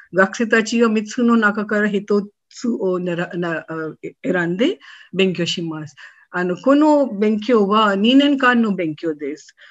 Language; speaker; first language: Japanese; non-native, fluent; Hindi